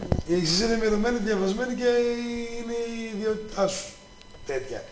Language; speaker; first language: Greek; native; Greek